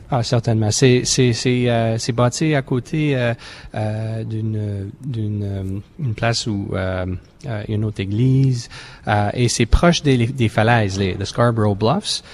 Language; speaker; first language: French; native; French